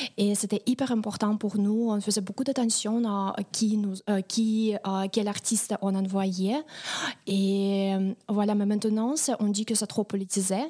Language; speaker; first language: French; non-native, fluent; Russian